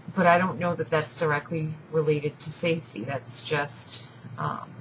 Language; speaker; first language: English; native; English